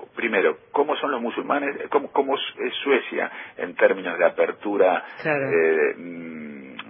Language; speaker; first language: Spanish; native; Spanish